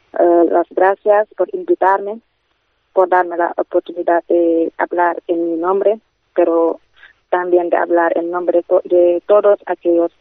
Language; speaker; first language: Spanish; non-native, fluent; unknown